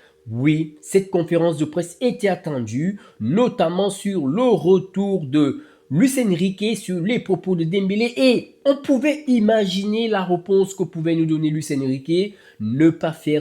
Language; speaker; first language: French; native; French